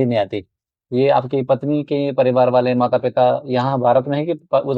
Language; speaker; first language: Hindi; native; Hindi